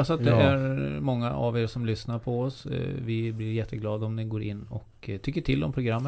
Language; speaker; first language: Swedish; native; Swedish